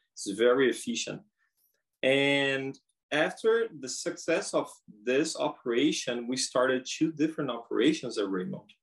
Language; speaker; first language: English; non-native, fluent; Portuguese